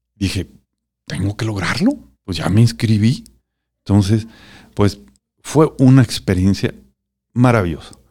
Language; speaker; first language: Spanish; native; Spanish